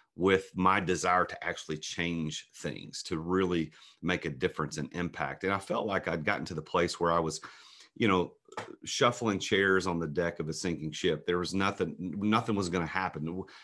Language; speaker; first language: English; native; English